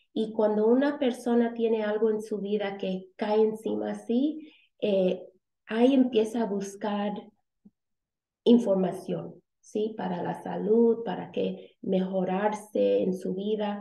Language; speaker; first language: Spanish; early bilingual, heritage; Spanish